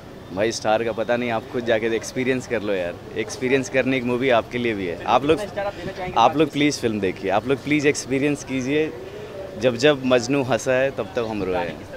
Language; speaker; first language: Hindi; native; Hindi